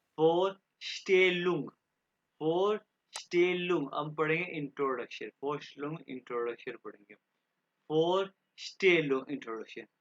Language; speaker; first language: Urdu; native; Urdu